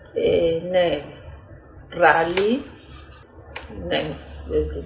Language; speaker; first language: Greek; early bilingual, heritage; Greek